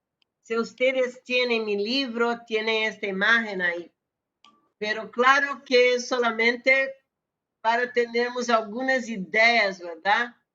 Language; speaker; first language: Spanish; non-native, fluent; Portuguese